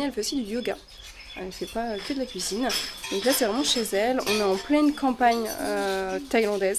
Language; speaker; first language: French; native; French